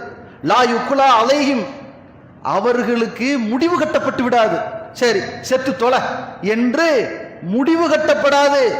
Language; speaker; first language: Tamil; native; Tamil